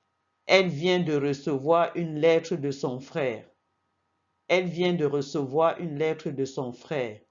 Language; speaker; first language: French; non-native, fluent; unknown